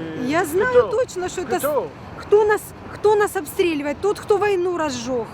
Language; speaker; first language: Russian; native; Russian